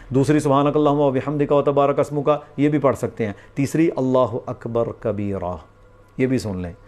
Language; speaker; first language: Urdu; non-native, local second language; Punjabi